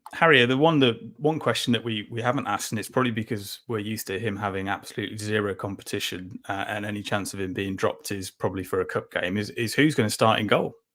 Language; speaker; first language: English; native; English